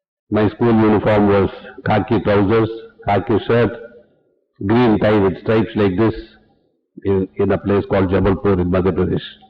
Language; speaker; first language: English; non-native, local second language; Tamil